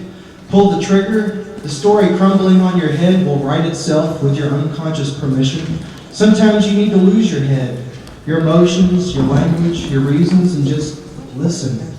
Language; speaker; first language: English; native; English